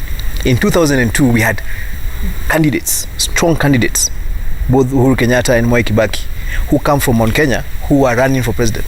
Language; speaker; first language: English; non-native, local second language; Kikuyu